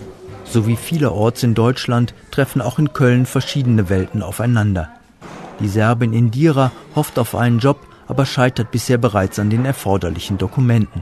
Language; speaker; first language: German; native; German